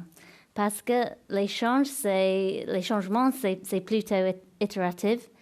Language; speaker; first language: French; non-native, fluent; English